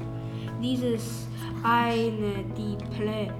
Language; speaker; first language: German; non-native, learner; Russian